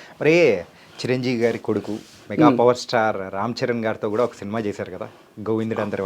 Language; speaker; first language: Telugu; native; Telugu